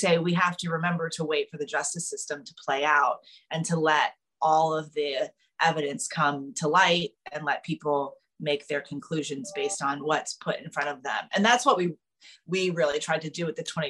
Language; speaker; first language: English; native; English